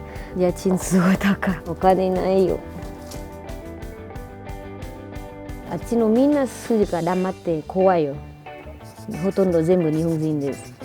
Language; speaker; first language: Japanese; non-native, learner; Vietnamese